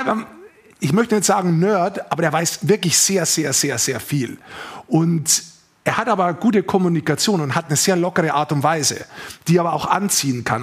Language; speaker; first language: German; native; German